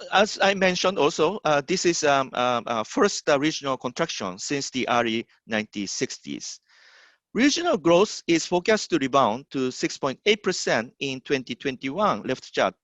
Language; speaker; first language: English; non-native, fluent; Japanese